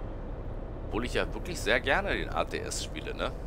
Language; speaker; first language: German; native; German